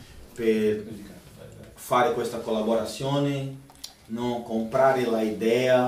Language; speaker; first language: Italian; non-native, fluent; Portuguese